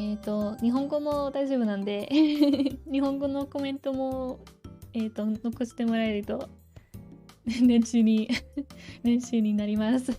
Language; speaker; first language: Japanese; non-native, fluent; English